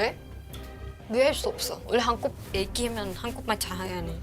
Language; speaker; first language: Korean; non-native, learner; Vietnamese